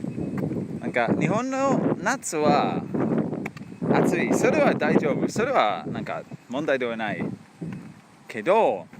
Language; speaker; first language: Japanese; non-native, fluent; English